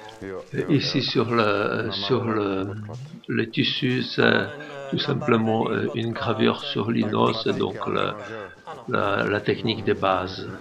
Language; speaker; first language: French; non-native, fluent; Czech